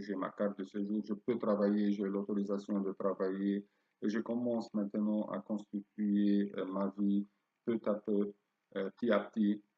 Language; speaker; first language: French; non-native, fluent; Arabic